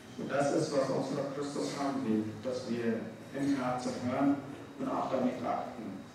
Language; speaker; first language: German; non-native, fluent; Arabic